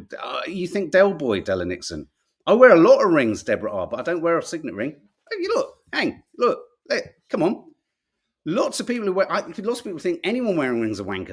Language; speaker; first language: English; native; English